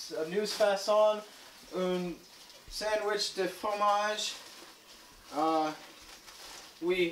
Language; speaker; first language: French; non-native, learner; English